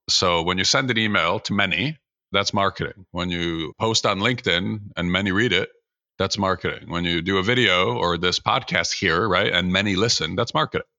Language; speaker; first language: English; early bilingual, other home language; Russian